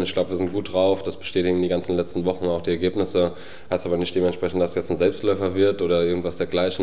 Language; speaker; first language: German; native; German